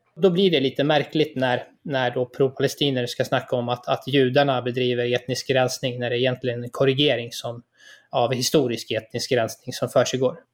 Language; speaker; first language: Swedish; native; Swedish